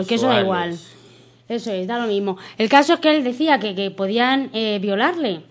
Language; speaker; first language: Spanish; native; Spanish